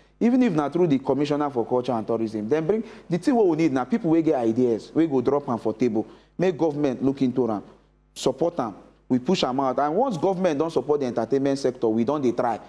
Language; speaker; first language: Nigerian Pidgin; native; Nigerian Pidgin